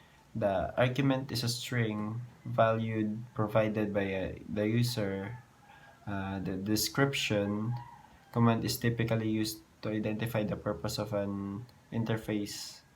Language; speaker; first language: English; non-native, local second language; Filipino